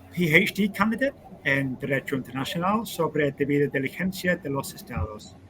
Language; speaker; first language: Spanish; non-native, fluent; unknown